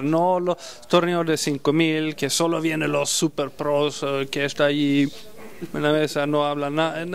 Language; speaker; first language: Spanish; non-native, fluent; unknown